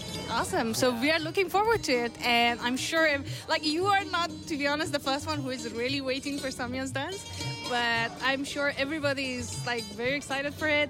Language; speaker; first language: English; non-native, fluent; Persian